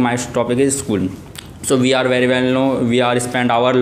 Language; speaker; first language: English; non-native, learner; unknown